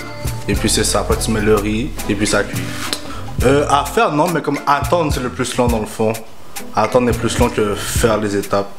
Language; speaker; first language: French; early bilingual, other home language; Haitian Creole